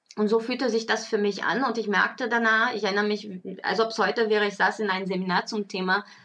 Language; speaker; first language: German; early bilingual, other home language; Portuguese